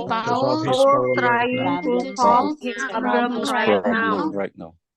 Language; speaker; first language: English; non-native, learner; Indonesian